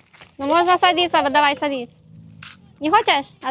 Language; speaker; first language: Russian; non-native, learner; Filipino